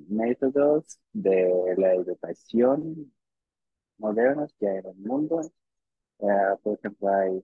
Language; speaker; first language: Spanish; non-native, learner; Russian